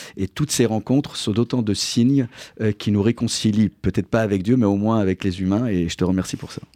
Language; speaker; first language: French; native; French